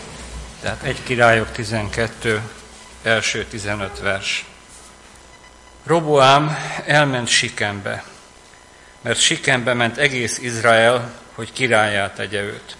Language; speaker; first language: Hungarian; native; Hungarian